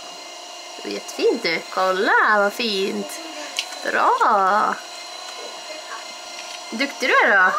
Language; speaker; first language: Swedish; native; Swedish